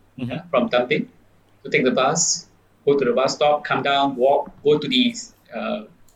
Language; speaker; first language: English; non-native, local second language; Tamil